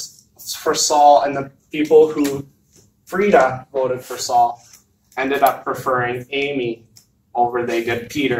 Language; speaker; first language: English; native; English